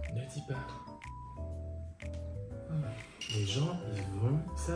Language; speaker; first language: French; native; French